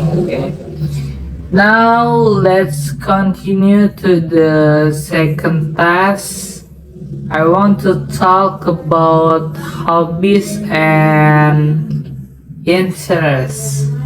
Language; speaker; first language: English; non-native, learner; Indonesian